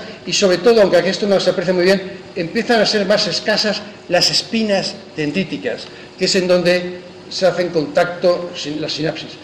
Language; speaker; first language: Spanish; native; Spanish